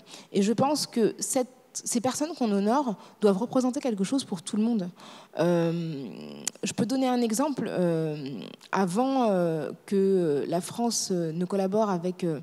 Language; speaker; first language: French; native; French